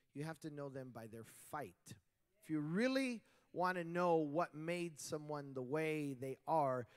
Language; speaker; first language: English; early bilingual, other home language; Spanish